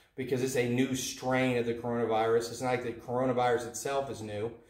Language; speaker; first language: English; native; English